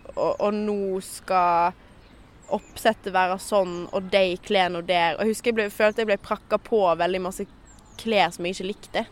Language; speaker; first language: Norwegian; native; Norwegian